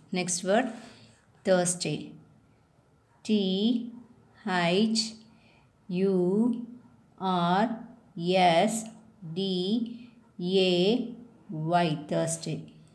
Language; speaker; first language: English; non-native, local second language; Tamil